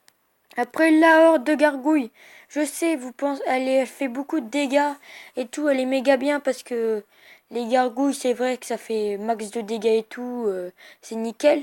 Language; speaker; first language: French; native; French